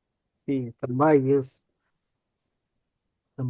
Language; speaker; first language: Portuguese; non-native, learner; Bangla